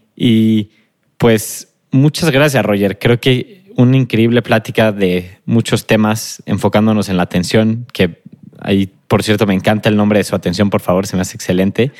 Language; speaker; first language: Spanish; native; Spanish